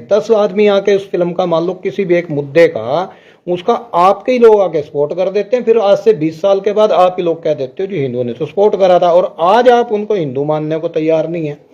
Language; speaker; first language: Hindi; non-native, local second language; Punjabi